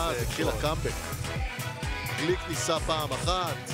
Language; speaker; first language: Hebrew; native; Hebrew